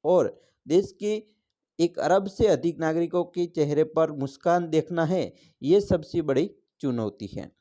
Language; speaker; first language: Hindi; non-native, local second language; Gujarati